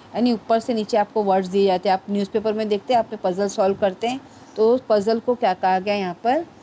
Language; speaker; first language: Hindi; non-native, local second language; Marathi